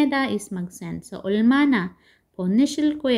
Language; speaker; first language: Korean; non-native, fluent; Filipino